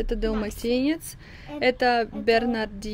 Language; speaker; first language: Russian; native; Russian